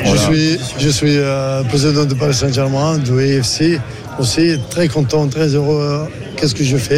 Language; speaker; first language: French; non-native, learner; Arabic